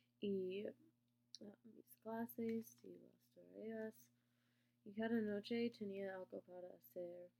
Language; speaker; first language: Spanish; non-native, learner; English